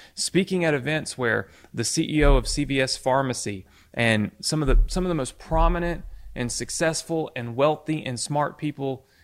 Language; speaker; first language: English; native; English